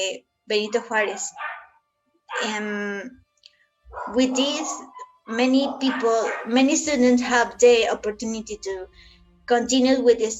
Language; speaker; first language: English; non-native, learner; Spanish